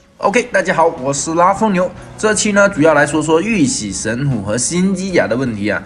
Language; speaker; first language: Chinese; native; Chinese